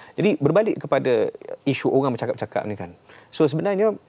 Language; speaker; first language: Malay; native; Malay